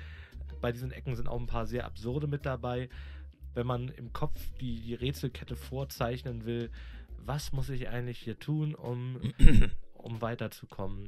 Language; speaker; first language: German; native; German